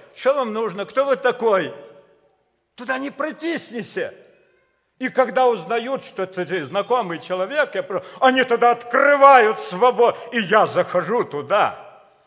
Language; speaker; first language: Russian; native; Russian